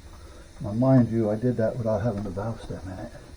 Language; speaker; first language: English; native; English